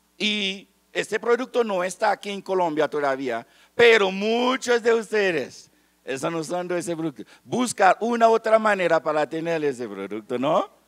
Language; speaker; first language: Spanish; non-native, fluent; Haitian Creole